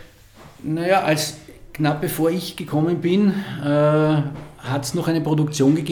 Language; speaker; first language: German; native; German